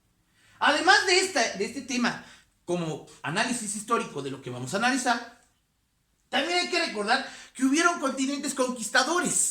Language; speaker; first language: Spanish; native; Spanish